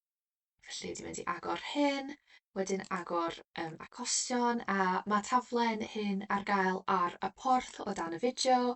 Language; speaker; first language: Welsh; non-native, local second language; English